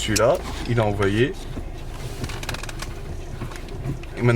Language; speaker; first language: French; native; French